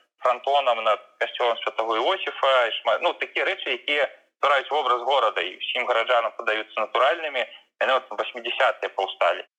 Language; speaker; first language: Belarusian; non-native, local second language; Russian